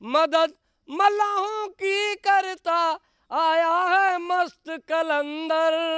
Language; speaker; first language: Hindi; native; Hindi